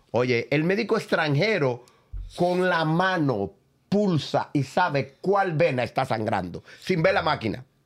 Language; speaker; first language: Spanish; native; Spanish